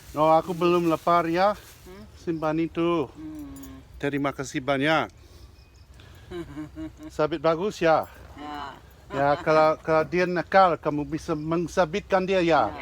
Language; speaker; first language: Indonesian; non-native, learner; English